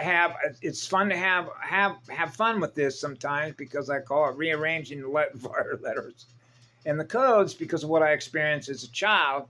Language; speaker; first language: English; native; English